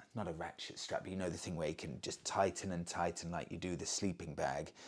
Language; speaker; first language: English; native; English